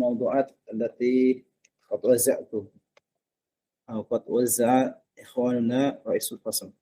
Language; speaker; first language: Arabic; non-native, fluent; Indonesian